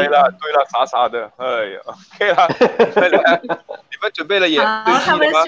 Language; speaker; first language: Chinese; native; Chinese